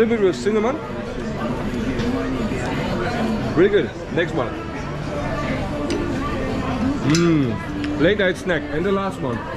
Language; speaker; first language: English; non-native, fluent; German